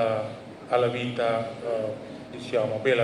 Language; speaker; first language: Italian; non-native, learner; Indonesian